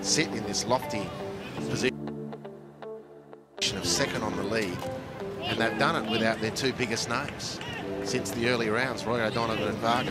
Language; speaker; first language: English; native; English